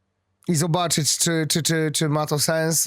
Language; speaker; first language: Polish; native; Polish